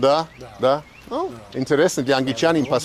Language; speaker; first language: Russian; non-native, learner; English